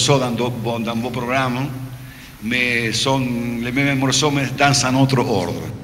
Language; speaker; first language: French; non-native, fluent; Spanish